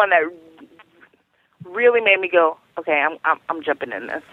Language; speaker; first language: English; native; English